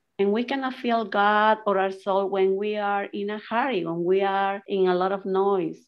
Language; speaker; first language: English; non-native, fluent; Spanish